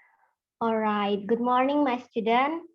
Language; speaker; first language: English; non-native, fluent; Indonesian